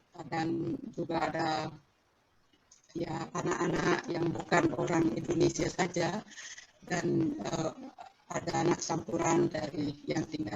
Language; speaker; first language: Indonesian; non-native, local second language; Balinese